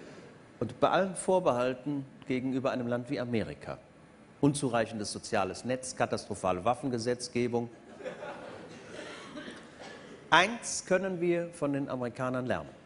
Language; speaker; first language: German; native; German